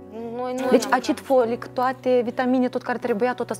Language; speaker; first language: Romanian; native; Romanian